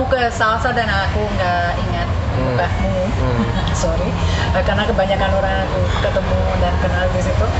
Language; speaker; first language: Indonesian; non-native, fluent; Spanish